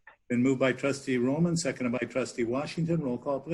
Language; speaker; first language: English; native; English